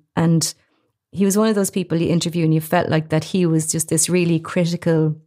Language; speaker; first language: English; native; English